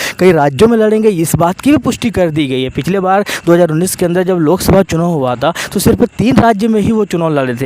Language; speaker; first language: Hindi; native; Hindi